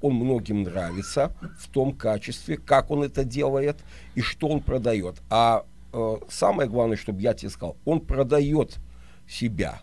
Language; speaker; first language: Russian; native; Russian